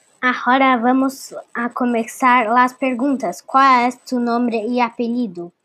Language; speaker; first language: Portuguese; non-native, learner; Spanish